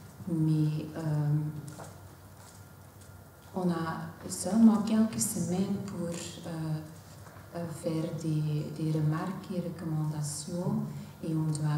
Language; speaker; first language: French; non-native, local second language; Dutch